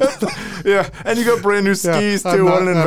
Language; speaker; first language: English; native; English